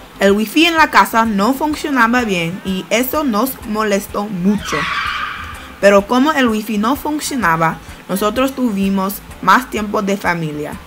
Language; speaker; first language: Spanish; non-native, learner; English